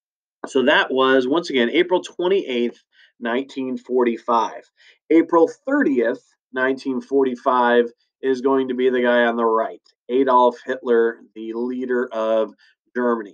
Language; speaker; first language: English; native; English